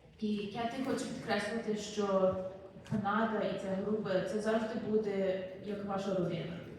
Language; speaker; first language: Ukrainian; early bilingual, heritage; Ukrainian